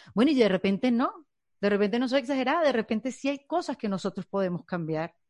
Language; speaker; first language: Spanish; native; Spanish